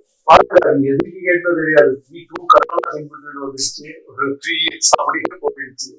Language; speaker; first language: Tamil; non-native, learner; Kannada